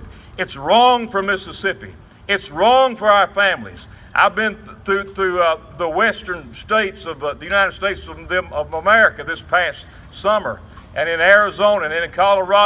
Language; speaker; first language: English; native; English